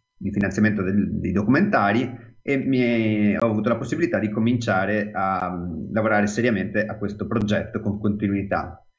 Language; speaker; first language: Italian; native; Italian